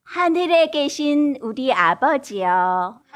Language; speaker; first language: Korean; native; Korean